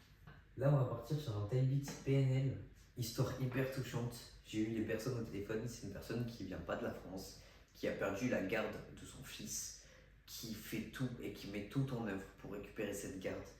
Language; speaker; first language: French; native; French